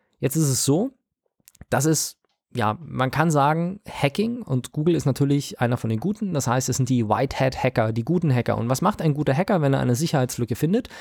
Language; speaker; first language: German; native; German